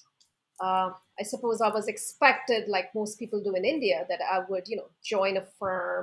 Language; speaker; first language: English; non-native, local second language; Hindi